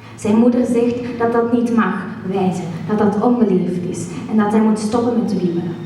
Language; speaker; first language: Dutch; native; Dutch